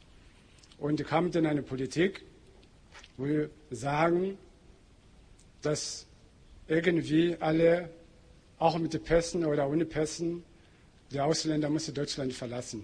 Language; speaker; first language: German; non-native, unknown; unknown